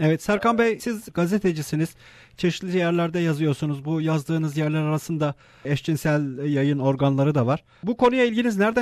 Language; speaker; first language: Turkish; native; Turkish